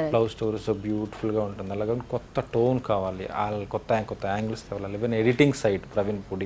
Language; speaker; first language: Telugu; native; Telugu